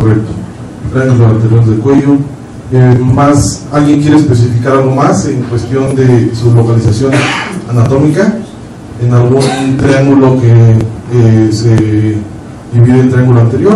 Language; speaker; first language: Spanish; native; Spanish